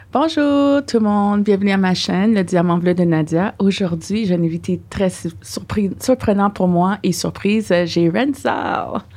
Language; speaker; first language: French; non-native, fluent; English